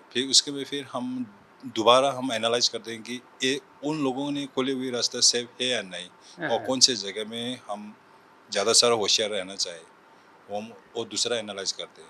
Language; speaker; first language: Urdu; non-native, learner; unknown